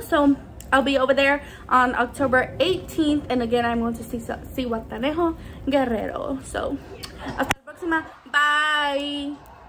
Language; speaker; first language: English; early bilingual, other home language; Spanish